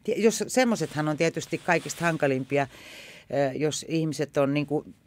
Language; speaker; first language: Finnish; native; Finnish